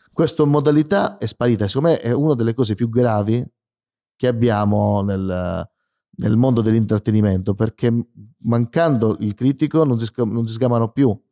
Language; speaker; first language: Italian; native; Italian